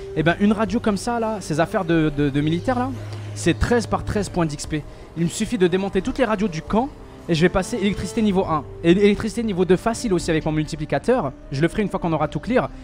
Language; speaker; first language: French; non-native, local second language; Arabic